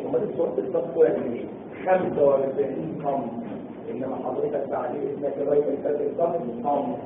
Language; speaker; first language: Arabic; native; Arabic